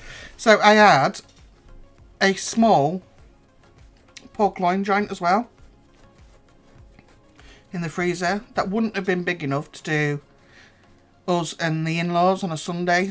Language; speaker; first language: English; native; English